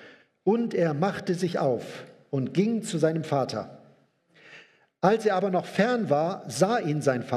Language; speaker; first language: German; native; German